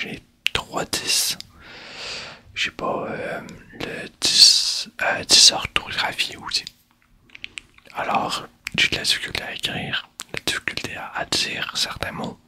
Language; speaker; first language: French; native; French